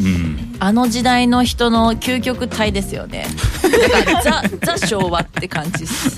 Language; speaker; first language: Japanese; native; Japanese